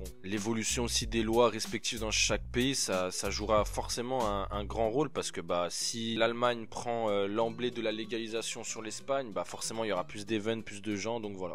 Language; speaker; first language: French; native; French